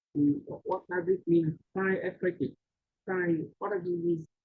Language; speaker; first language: English; non-native, learner; Vietnamese